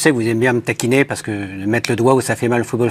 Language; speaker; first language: French; native; French